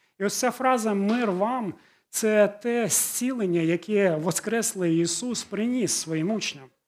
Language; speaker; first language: Ukrainian; non-native, local second language; Russian